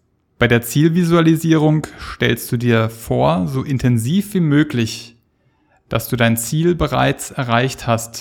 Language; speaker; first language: German; native; German